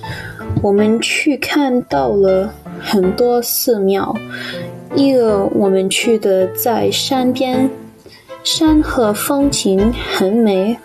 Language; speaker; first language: Chinese; non-native, learner; English